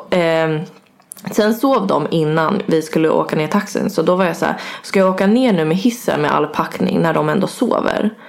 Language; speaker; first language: Swedish; native; Swedish